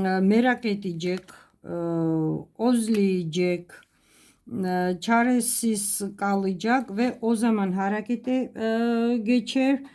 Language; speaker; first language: Turkish; non-native, fluent; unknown